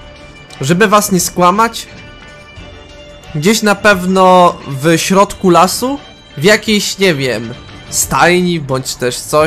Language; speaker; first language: Polish; native; Polish